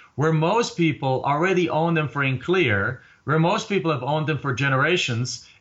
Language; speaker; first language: English; non-native, fluent; German